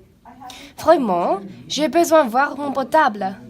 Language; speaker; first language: French; non-native, learner; English